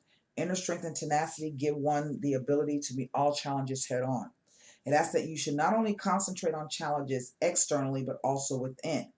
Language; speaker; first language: English; native; English